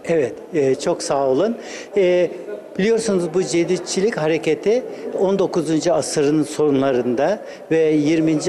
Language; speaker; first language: Turkish; early bilingual, other home language; Uzbek